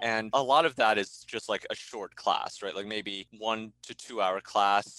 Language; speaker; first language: English; early bilingual, other home language; Chinese